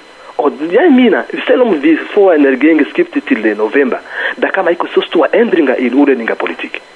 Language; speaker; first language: Danish; non-native, fluent; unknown